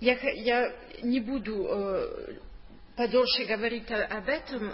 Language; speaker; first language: Russian; non-native, fluent; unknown